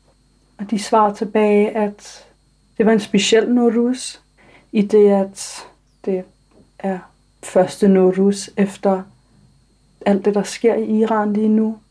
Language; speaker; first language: Danish; early bilingual, other home language; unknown